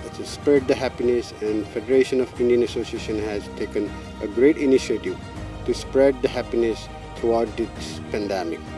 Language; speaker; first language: English; native; English